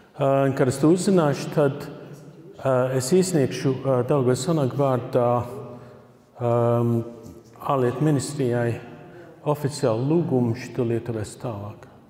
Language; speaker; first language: Latvian; early bilingual, heritage; Latvian